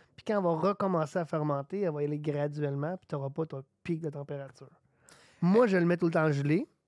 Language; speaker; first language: French; native; French